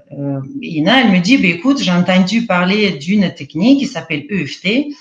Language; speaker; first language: French; non-native, fluent; Russian